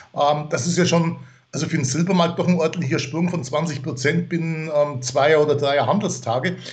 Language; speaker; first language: German; non-native, fluent; English